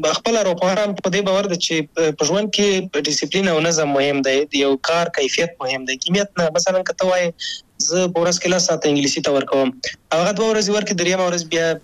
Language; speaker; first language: Pashto; native; Pashto